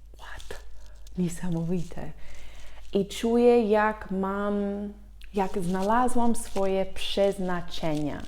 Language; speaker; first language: Polish; non-native, fluent; English